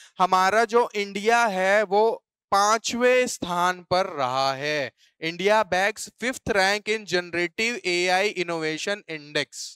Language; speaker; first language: Hindi; native; Hindi